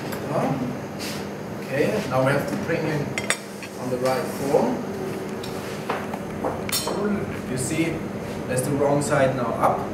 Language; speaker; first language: English; non-native, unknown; German